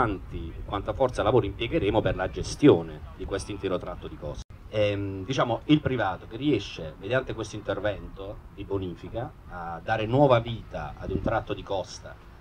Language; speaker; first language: Italian; native; Italian